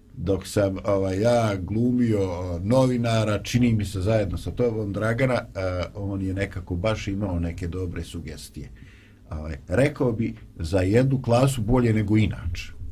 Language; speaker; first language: Bosnian; native; Bosnian